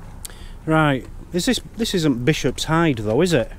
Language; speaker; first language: English; native; English